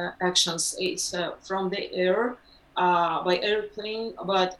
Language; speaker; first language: English; non-native, learner; Ukrainian